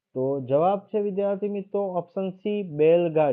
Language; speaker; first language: Hindi; non-native, local second language; Gujarati